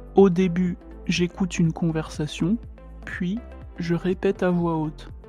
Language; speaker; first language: French; native; French